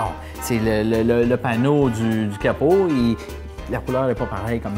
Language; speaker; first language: French; native; French